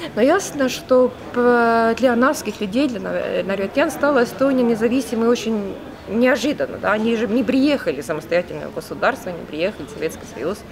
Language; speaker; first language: Russian; non-native, fluent; Estonian